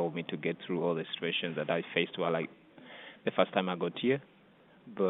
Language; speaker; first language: English; non-native, local second language; Ganda